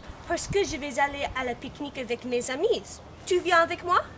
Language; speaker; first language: French; non-native, learner; English